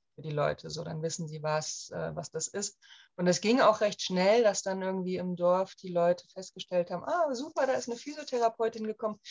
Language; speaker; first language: German; native; German